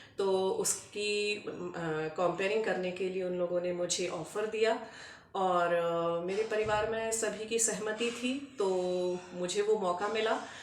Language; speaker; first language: Hindi; native; Hindi